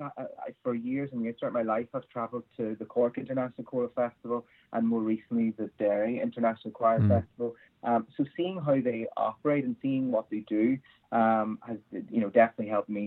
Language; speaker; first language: English; native; English